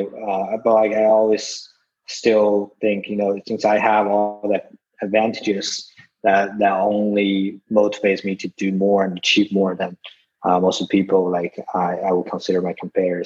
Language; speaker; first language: English; non-native, fluent; Chinese